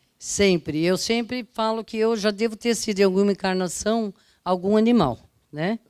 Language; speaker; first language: Portuguese; early bilingual, other home language; Italian